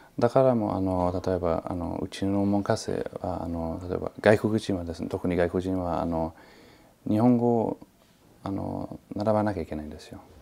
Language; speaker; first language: Japanese; non-native, fluent; Italian